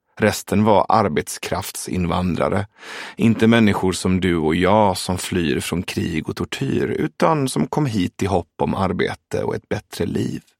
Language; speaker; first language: Swedish; early bilingual, other home language; Persian